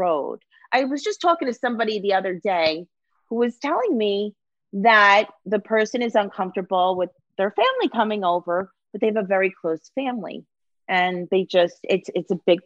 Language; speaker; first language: English; native; English